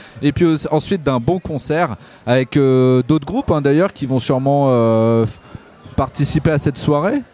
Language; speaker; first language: French; native; French